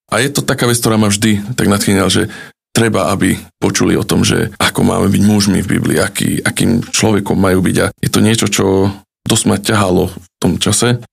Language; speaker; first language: Slovak; native; Slovak